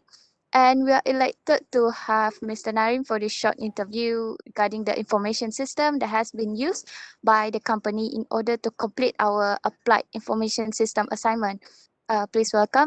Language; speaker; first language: English; non-native, local second language; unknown